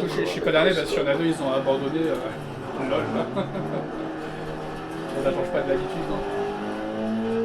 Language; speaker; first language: French; native; French